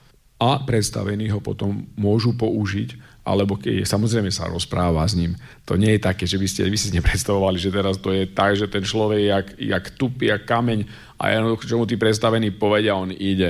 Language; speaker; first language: Slovak; native; Slovak